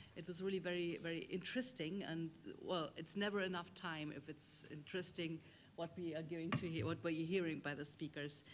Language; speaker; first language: English; non-native, fluent; German